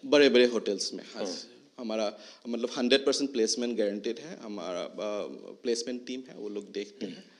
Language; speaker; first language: Hindi; non-native, local second language; Assamese